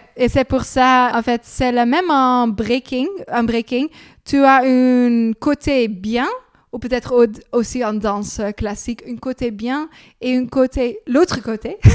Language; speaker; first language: French; non-native, learner; Dutch